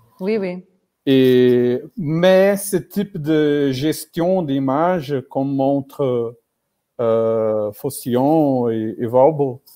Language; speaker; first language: French; non-native, learner; Portuguese